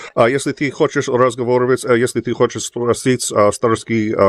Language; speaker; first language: Russian; non-native, learner; English